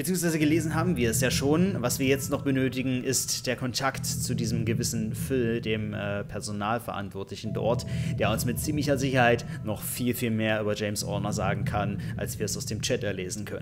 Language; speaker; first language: German; native; German